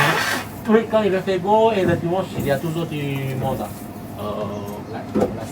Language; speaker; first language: French; non-native, local second language; Chinese